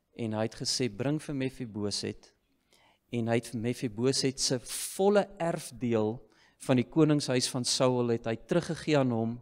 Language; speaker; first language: Afrikaans; native; Afrikaans